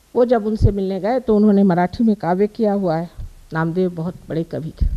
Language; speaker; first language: Hindi; non-native, local second language; Marathi